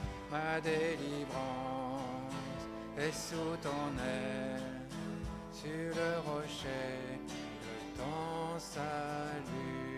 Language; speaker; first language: French; native; French